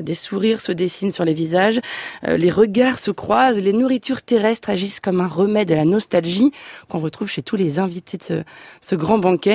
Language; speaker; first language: French; native; French